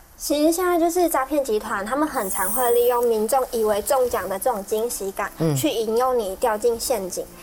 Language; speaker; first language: Chinese; native; Chinese